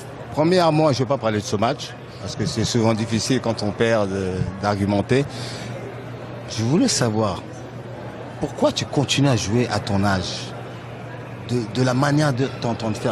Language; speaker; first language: French; native; French